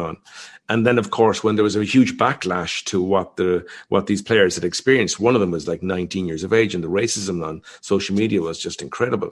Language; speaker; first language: English; native; English